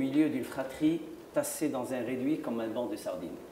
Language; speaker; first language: French; non-native, local second language; Arabic